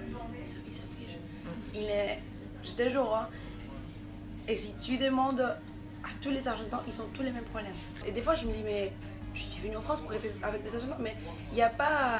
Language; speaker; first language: French; non-native, fluent; Spanish